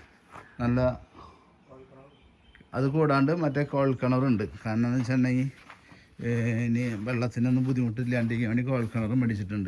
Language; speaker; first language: Malayalam; native; Malayalam